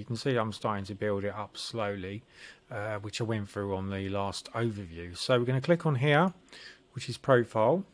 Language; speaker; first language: English; native; English